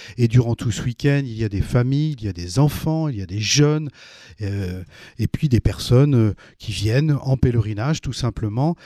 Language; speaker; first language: French; native; French